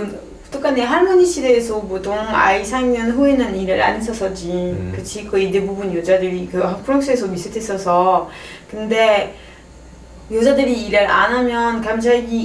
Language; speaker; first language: Korean; non-native, learner; French